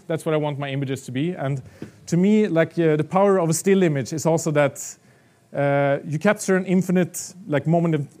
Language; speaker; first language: English; non-native, fluent; Swedish